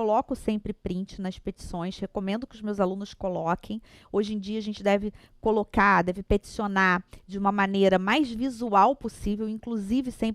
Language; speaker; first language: Portuguese; native; Portuguese